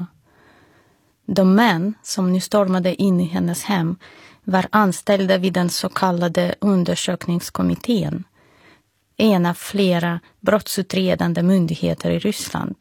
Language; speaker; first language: Swedish; non-native, fluent; Russian